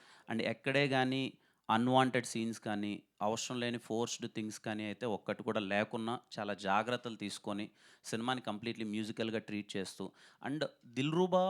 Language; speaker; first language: Telugu; native; Telugu